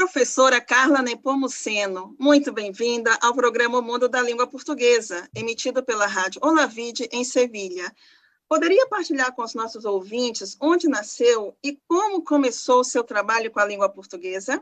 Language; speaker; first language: Portuguese; native; Portuguese